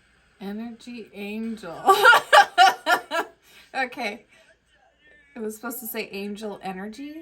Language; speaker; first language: English; native; English